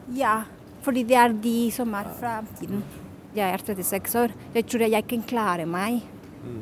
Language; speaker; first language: Norwegian; non-native, fluent; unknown